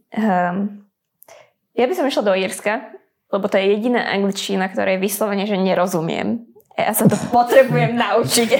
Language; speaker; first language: Slovak; non-native, local second language; Hungarian